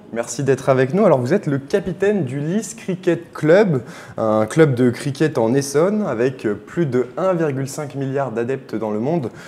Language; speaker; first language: French; native; French